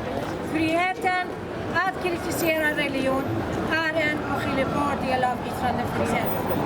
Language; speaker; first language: Swedish; non-native, fluent; Persian